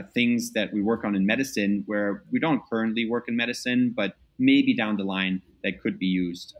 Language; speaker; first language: English; non-native, fluent; German